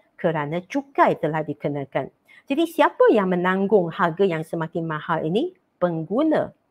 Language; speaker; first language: Malay; non-native, local second language; Chinese